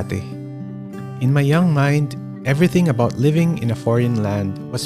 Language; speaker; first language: English; non-native, local second language; Filipino